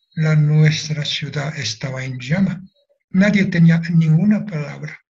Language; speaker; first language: Spanish; non-native, fluent; Japanese